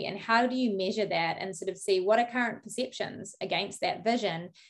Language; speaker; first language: English; native; English